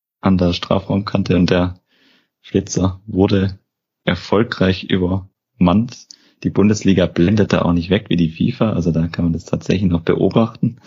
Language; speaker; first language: German; native; German